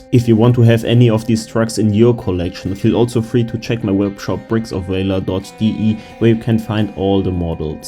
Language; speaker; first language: English; non-native, fluent; German